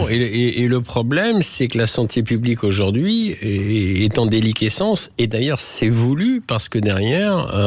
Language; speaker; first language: French; native; French